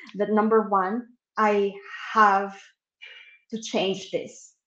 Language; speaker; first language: English; non-native, local second language; Filipino